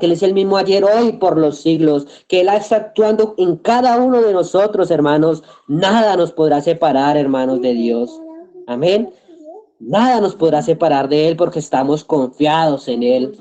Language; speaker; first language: Spanish; native; Spanish